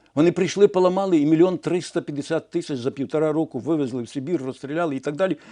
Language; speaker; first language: Ukrainian; non-native, local second language; Russian